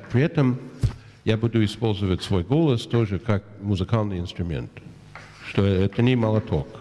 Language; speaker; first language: Russian; non-native, fluent; English